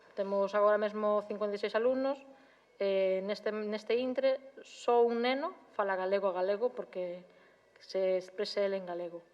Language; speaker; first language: Galician; native; Galician